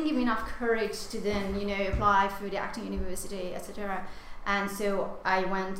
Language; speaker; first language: English; non-native, fluent; Hungarian